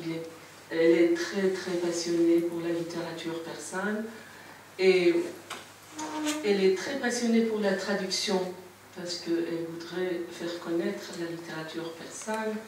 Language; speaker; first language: French; non-native, fluent; Persian